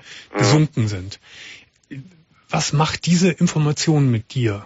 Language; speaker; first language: German; native; German